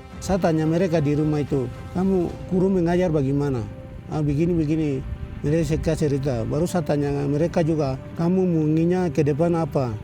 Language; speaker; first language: Indonesian; non-native, local second language; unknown